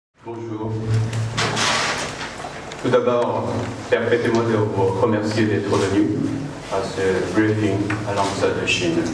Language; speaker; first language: French; non-native, fluent; Chinese